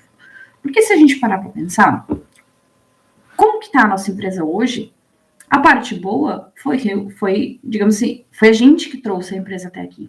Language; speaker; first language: Portuguese; native; Portuguese